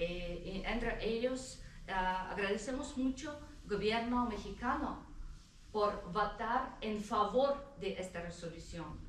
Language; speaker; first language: Spanish; non-native, fluent; Ukrainian